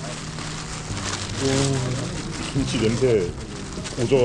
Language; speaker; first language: Korean; native; Korean